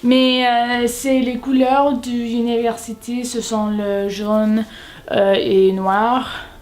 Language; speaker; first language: French; non-native, learner; English